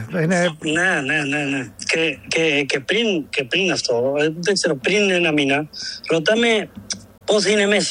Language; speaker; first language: Greek; non-native, learner; Spanish